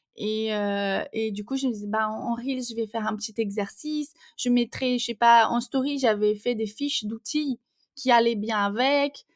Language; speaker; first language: French; non-native, fluent; Portuguese